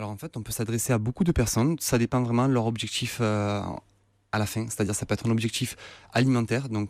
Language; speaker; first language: French; native; French